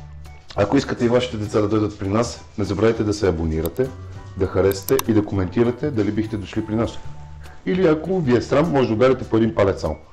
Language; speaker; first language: Bulgarian; native; Bulgarian